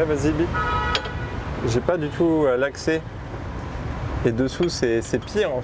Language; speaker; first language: French; native; French